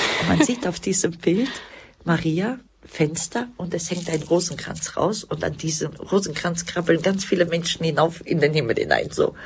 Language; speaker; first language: German; early bilingual, other home language; Croatian